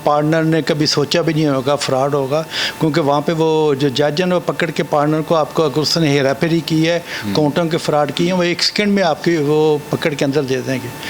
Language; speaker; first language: Urdu; non-native, local second language; Punjabi